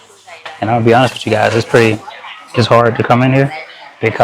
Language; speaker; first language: English; native; English